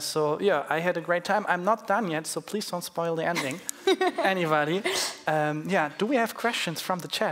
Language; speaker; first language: English; non-native, fluent; German